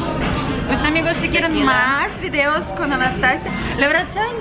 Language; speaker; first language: Spanish; non-native, learner; Russian